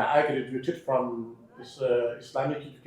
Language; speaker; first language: English; non-native, learner; Persian